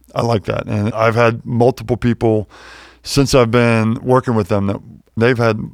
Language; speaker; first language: English; native; English